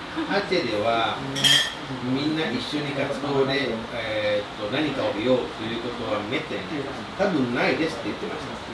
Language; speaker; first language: Japanese; non-native, fluent; Indonesian